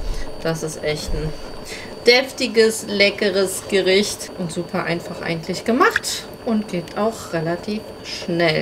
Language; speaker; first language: German; native; German